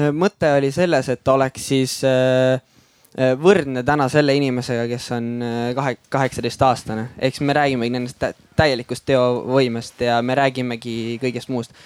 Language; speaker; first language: Estonian; native; Estonian